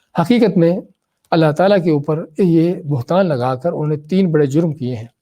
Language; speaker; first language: Urdu; native; Urdu